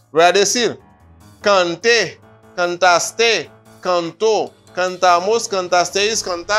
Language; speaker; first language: Spanish; non-native, fluent; Haitian Creole